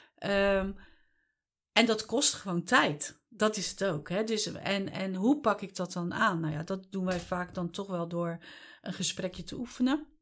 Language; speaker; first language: Dutch; native; Dutch